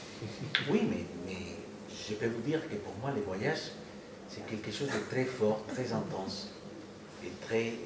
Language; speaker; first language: French; non-native, fluent; Spanish